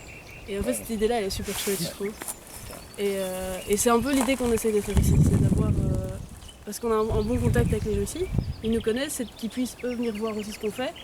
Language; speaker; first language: French; native; French